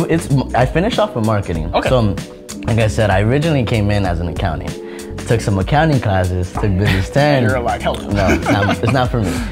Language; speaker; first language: English; early bilingual, other home language; Spanish